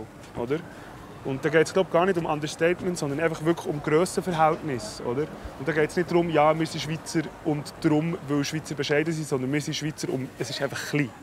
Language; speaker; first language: German; native; German